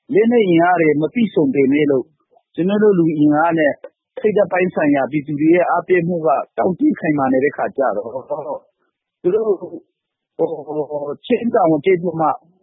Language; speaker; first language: Burmese; non-native, local second language; Hakha Chin